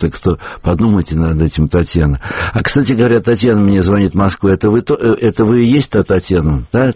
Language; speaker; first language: Russian; native; Russian